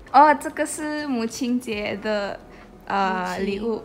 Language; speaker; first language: Chinese; non-native, local second language; Malay